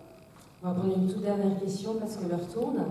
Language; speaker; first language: French; native; French